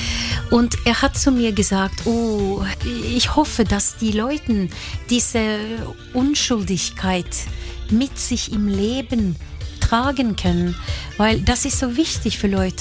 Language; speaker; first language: German; non-native, fluent; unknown